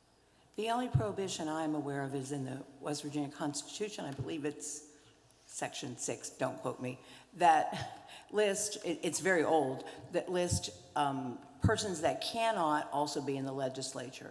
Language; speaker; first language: English; native; English